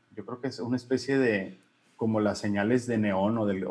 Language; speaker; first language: Spanish; native; Spanish